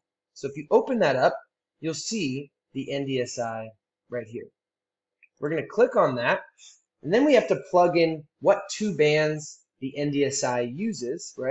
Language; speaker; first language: English; native; English